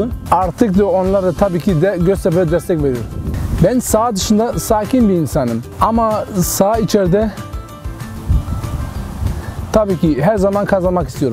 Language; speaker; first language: Turkish; early bilingual, heritage; Turkish